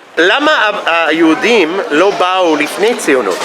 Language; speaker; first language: Hebrew; non-native, fluent; English